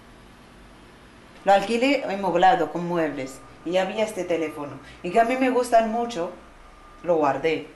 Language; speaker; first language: Spanish; non-native, fluent; Arabic